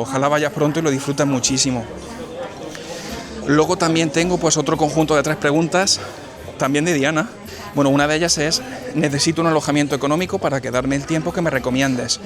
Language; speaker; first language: Spanish; native; Spanish